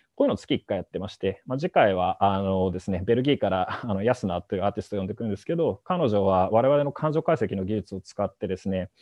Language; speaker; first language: Japanese; native; Japanese